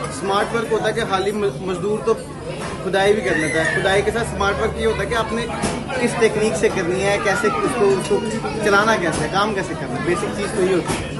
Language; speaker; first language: Urdu; non-native, local second language; Punjabi